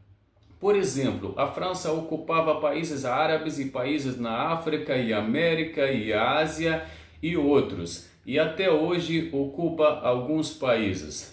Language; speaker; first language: Portuguese; non-native, learner; Arabic